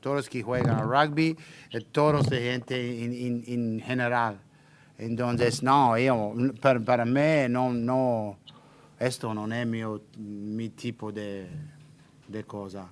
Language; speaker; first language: Spanish; non-native, learner; English